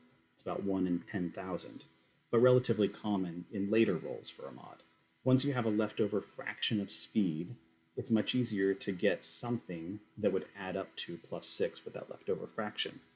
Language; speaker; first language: English; native; English